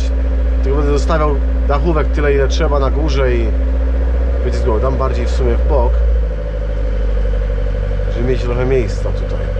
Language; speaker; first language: Polish; native; Polish